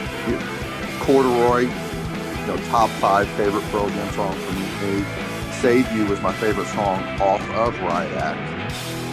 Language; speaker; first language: English; native; English